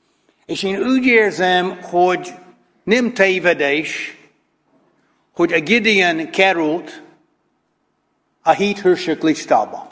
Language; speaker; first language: Hungarian; non-native, fluent; English